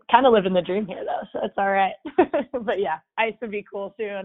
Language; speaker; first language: English; native; English